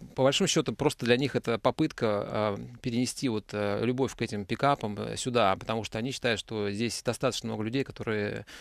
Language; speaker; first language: Russian; native; Russian